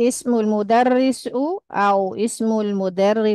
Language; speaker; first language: Arabic; non-native, fluent; Indonesian